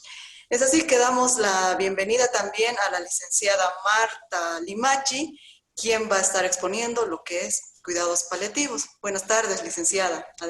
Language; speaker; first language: Spanish; native; Spanish